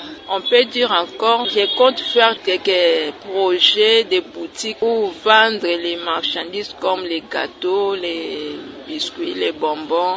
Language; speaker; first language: French; non-native, learner; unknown